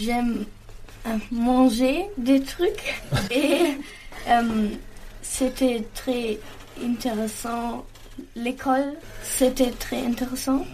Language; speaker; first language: French; non-native, learner; German